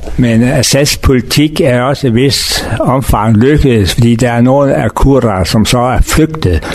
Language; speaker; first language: Danish; native; Danish